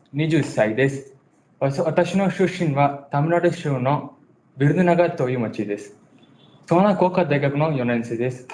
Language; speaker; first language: Japanese; non-native, learner; Tamil